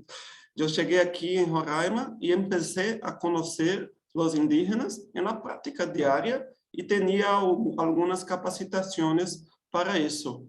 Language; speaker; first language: Spanish; non-native, fluent; Portuguese